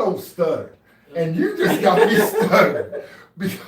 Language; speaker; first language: English; native; English